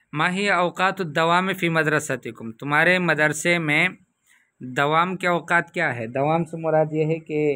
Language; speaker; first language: Urdu; native; Urdu